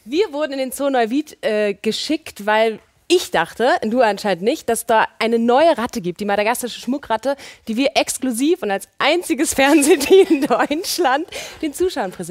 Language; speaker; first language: German; native; German